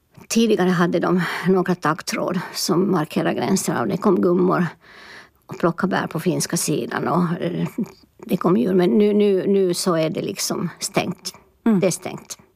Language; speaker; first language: Swedish; non-native, local second language; Finnish